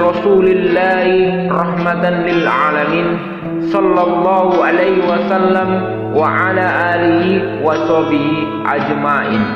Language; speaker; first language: Indonesian; native; Indonesian